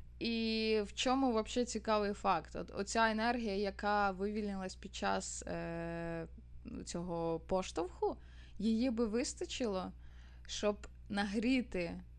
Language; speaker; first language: Ukrainian; native; Ukrainian